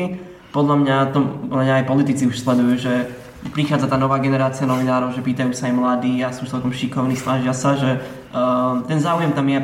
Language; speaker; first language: Slovak; native; Slovak